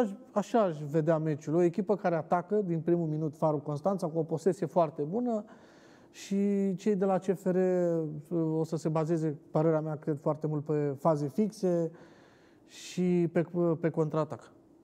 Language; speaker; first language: Romanian; native; Romanian